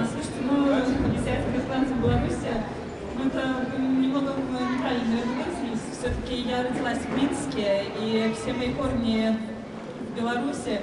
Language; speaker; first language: Russian; native; Russian